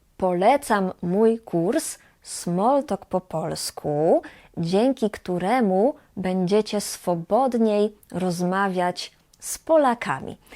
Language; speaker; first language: Polish; native; Polish